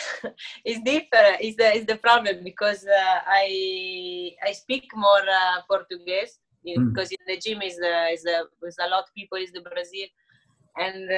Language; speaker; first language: English; non-native, learner; Italian